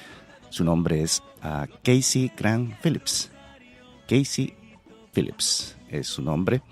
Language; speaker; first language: Spanish; native; Spanish